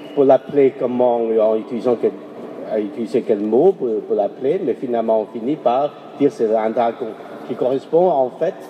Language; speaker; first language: French; non-native, fluent; Chinese